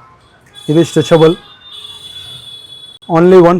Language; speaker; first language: Malayalam; non-native, learner; Tamil